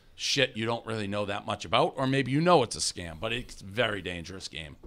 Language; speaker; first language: English; native; English